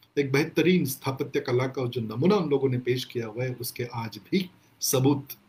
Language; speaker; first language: Hindi; non-native, local second language; Gondi